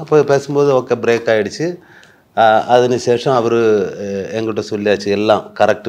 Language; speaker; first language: Tamil; non-native, learner; Malayalam